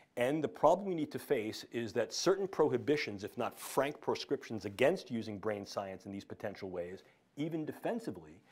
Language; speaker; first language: English; native; English